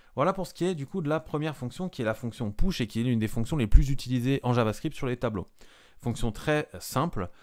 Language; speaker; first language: French; native; French